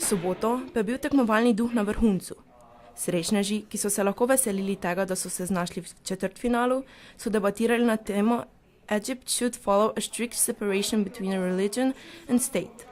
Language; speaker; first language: Slovenian; native; Slovenian